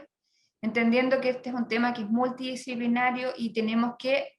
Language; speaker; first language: Spanish; native; Spanish